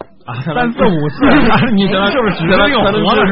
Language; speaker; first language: Chinese; native; Chinese